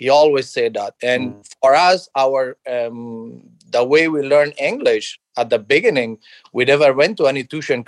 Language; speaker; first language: English; non-native, fluent; Persian